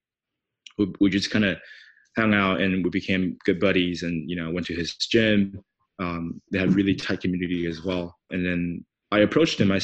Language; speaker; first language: English; non-native, fluent; Chinese